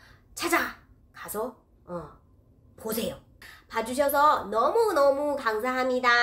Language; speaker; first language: Korean; non-native, fluent; Chinese